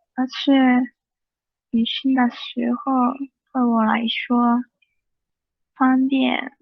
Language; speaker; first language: Chinese; non-native, learner; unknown